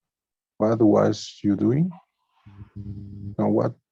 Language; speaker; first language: English; non-native, learner; Spanish